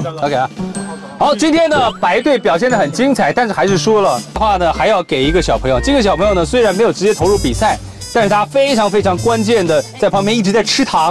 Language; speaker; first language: Chinese; native; Chinese